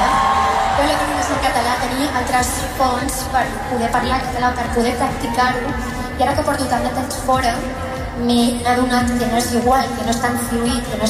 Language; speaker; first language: Catalan; non-native, local second language; Spanish